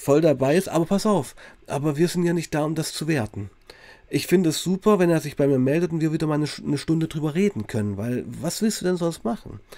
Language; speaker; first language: German; native; German